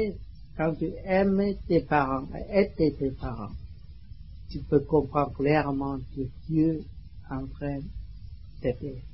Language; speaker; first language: French; non-native, learner; Vietnamese